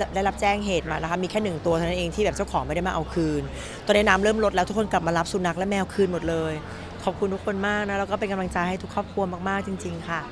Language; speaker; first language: Thai; native; Thai